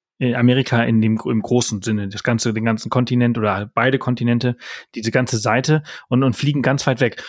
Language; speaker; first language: German; early bilingual, heritage; German